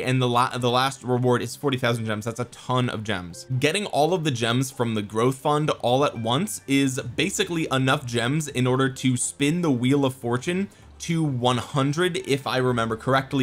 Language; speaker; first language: English; native; English